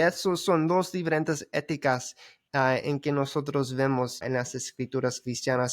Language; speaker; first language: Spanish; early bilingual, heritage; Spanish